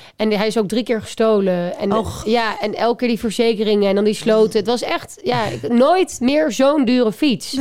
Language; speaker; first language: Dutch; native; Dutch